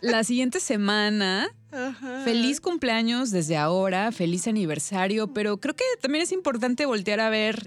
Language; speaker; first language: Spanish; native; Spanish